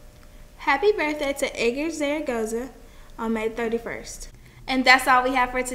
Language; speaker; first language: English; native; English